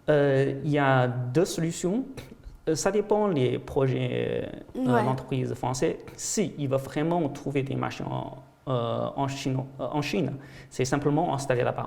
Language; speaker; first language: French; non-native, fluent; Chinese